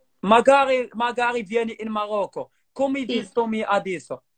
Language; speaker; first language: Italian; non-native, learner; Arabic